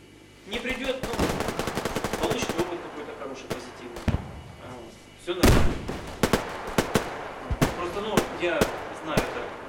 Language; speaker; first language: Russian; native; Russian